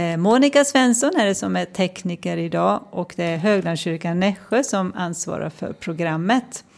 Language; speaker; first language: Swedish; native; Swedish